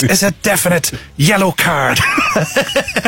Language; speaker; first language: English; native; English